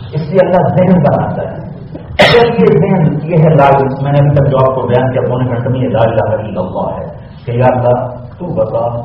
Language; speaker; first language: Urdu; non-native, local second language; Punjabi